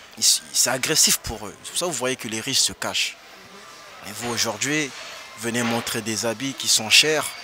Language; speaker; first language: French; early bilingual, other home language; Lingala